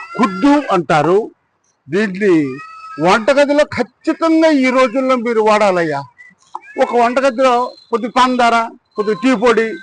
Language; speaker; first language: Telugu; native; Telugu